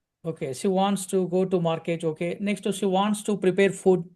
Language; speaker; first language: English; non-native, local second language; Telugu